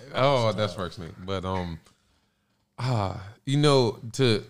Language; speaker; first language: English; early bilingual, other home language; Spanish